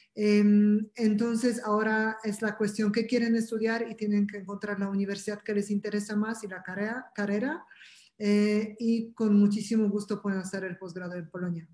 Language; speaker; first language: Spanish; non-native, fluent; Polish